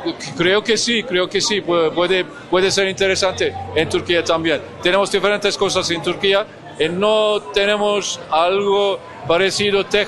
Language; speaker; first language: Spanish; non-native, learner; Turkish